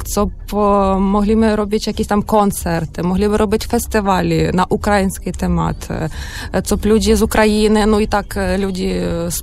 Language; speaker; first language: Polish; non-native, learner; Ukrainian